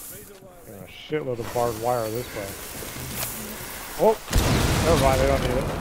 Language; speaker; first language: English; native; English